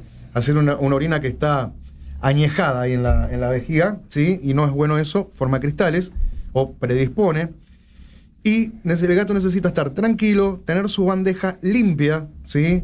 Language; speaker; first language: Spanish; native; Spanish